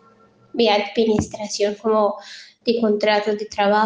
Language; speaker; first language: Spanish; non-native, fluent; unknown